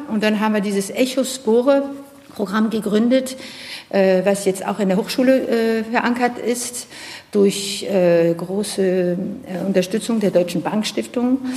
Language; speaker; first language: German; non-native, fluent; French